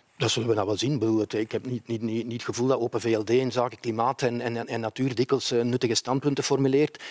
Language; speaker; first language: Dutch; native; Dutch